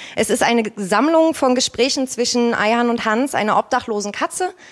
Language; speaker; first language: German; native; German